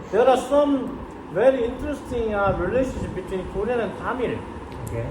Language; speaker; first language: English; non-native, learner; Korean